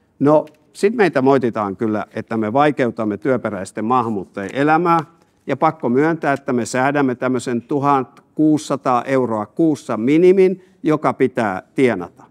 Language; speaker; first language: Finnish; native; Finnish